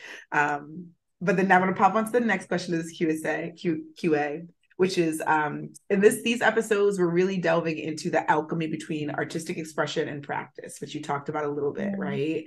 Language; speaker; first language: English; native; English